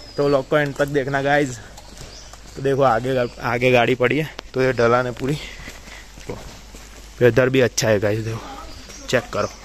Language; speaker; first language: Hindi; native; Hindi